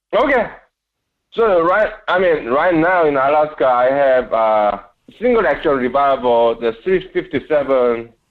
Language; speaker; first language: English; non-native, fluent; Korean